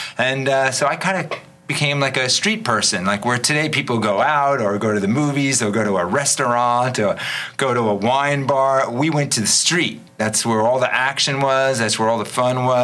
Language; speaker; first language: English; native; English